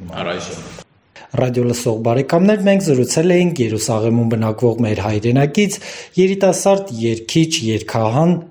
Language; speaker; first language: Armenian; native; Armenian